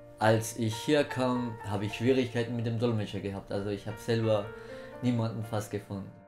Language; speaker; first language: German; non-native, fluent; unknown